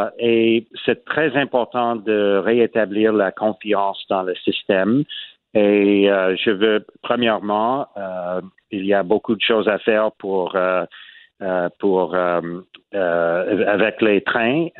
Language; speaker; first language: French; non-native, learner; English